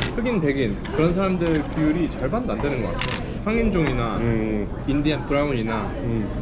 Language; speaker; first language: Korean; native; Korean